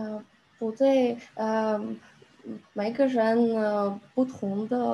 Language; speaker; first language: Chinese; non-native, learner; Russian